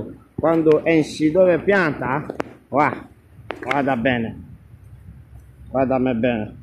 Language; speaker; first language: Italian; non-native, learner; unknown